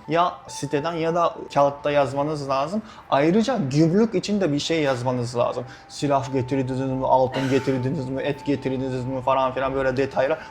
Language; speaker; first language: Turkish; non-native, fluent; Japanese